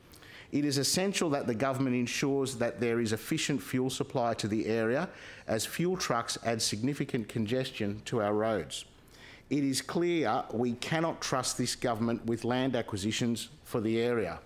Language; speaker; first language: English; native; English